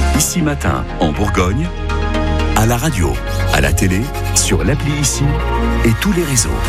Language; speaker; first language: French; native; French